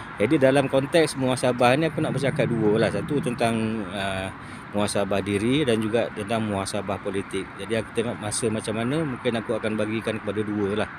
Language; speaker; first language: Malay; native; Malay